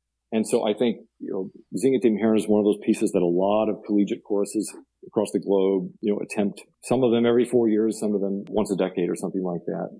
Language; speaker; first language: English; native; English